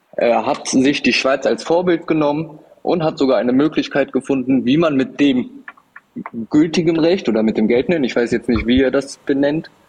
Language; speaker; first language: German; native; German